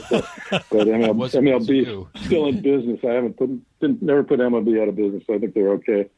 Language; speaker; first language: English; native; English